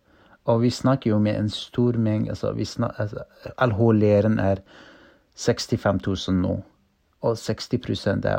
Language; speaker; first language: Norwegian; non-native, fluent; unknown